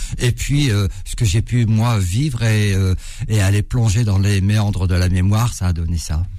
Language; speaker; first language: French; early bilingual, other home language; Arabic